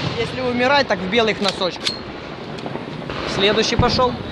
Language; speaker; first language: Russian; native; Russian